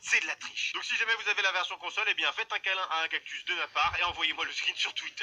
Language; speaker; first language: French; native; French